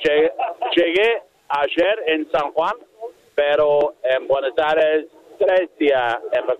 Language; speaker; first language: Spanish; non-native, learner; English